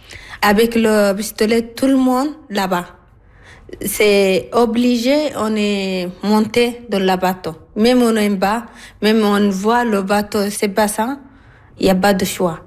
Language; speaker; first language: French; non-native, learner; Arabic